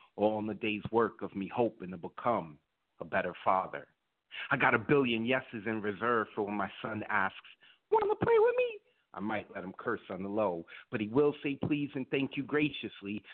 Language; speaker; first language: English; native; English